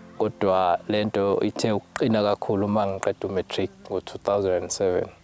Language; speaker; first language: Zulu; native; Zulu